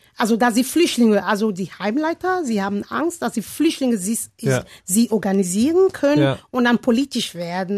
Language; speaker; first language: German; non-native, learner; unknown